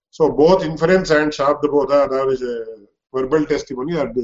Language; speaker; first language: English; non-native, local second language; Tamil